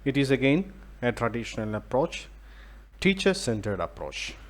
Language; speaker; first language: English; non-native, local second language; Malayalam